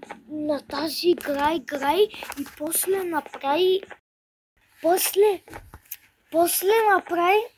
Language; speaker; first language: Bulgarian; non-native, local second language; Turkish